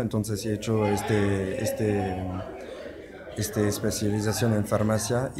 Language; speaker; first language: Spanish; non-native, learner; French